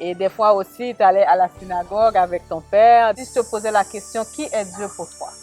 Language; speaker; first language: French; native; French